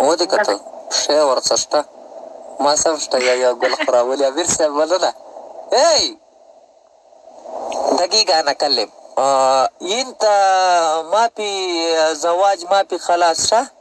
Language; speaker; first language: Arabic; non-native, learner; Pashto